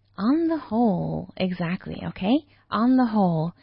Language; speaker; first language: English; native; English